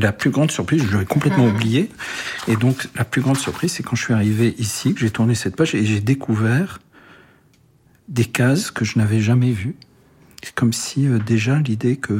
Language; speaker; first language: French; early bilingual, other home language; Arabic